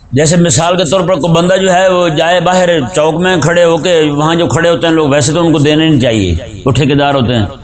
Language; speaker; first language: Urdu; non-native, local second language; Punjabi